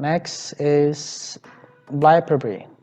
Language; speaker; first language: English; non-native, fluent; Indonesian